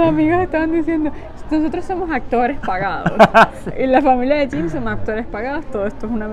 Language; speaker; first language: Spanish; native; Spanish